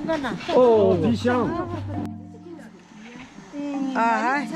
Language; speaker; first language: Chinese; native; Chinese